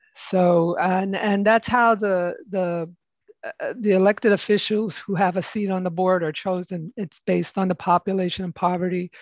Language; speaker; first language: English; native; English